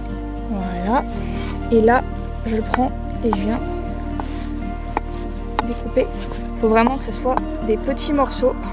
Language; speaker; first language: French; native; French